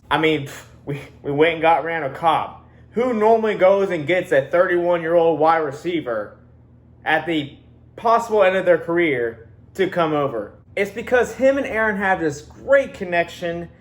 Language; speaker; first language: English; native; English